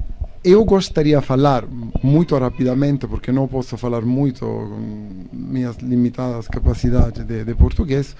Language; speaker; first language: Portuguese; non-native, learner; Italian